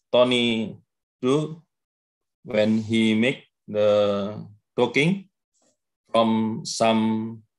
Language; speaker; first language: English; non-native, learner; Indonesian